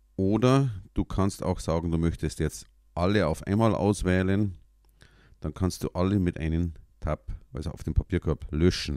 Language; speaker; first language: German; native; German